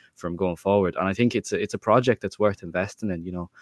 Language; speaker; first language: English; native; English